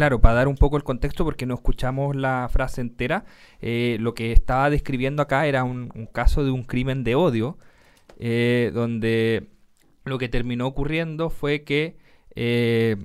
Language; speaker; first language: Spanish; native; Spanish